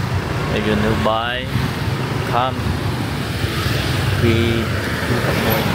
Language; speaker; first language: English; non-native, learner; Khmer